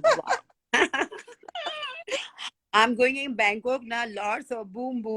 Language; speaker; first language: English; non-native, learner; Hindi